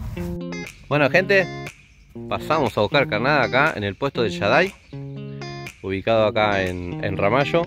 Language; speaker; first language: Spanish; native; Spanish